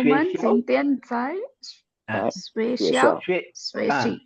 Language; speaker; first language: Chinese; non-native, learner; Tamil